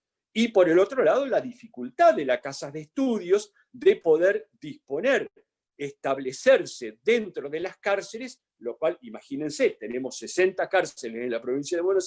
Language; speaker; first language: Spanish; native; Spanish